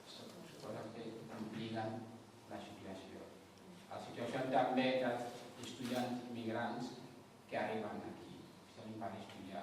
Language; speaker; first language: Catalan; non-native, fluent; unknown